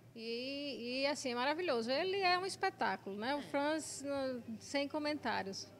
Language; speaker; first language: Portuguese; native; Portuguese